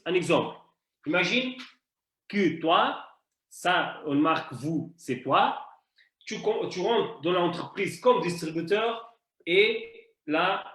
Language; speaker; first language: French; non-native, fluent; Portuguese